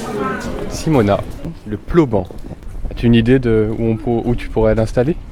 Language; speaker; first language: French; native; French